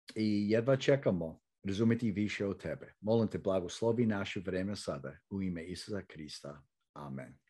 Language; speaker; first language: Croatian; early bilingual, heritage; Croatian